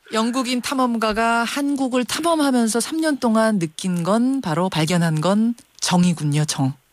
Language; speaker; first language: Korean; native; Korean